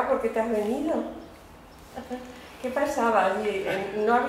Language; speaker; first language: Spanish; native; Spanish